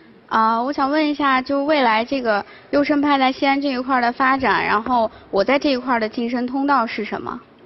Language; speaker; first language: Chinese; native; Chinese